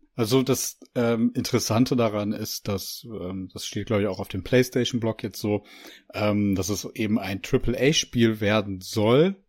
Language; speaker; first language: German; native; German